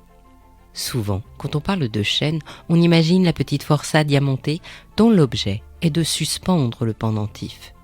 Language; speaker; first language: French; native; French